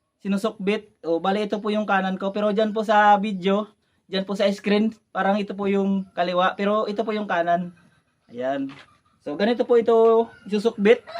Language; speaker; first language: Filipino; non-native, local second language; Bikol